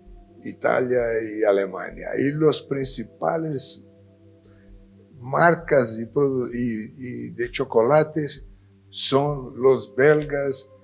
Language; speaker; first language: Spanish; non-native, fluent; Portuguese